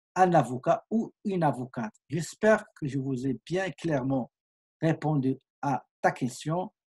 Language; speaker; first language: French; non-native, local second language; Arabic